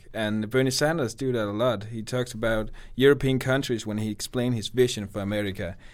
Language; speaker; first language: English; non-native, fluent; Danish